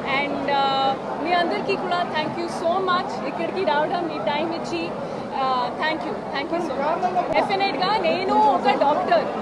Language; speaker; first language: Telugu; non-native, learner; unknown